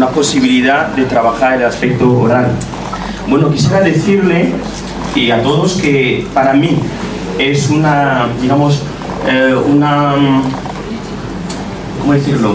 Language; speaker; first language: Spanish; non-native, fluent; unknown